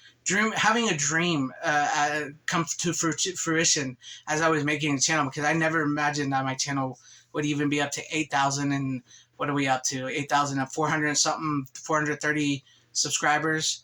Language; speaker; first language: English; native; English